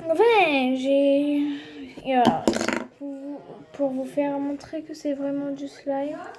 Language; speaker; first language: French; native; French